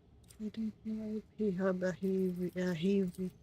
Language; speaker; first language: English; non-native, learner; Filipino